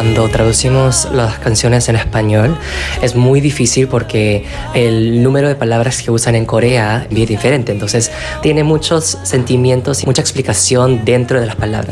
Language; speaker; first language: Spanish; non-native, fluent; Korean